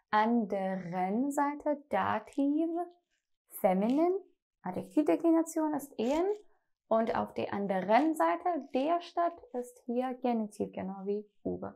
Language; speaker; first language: German; non-native, fluent; Persian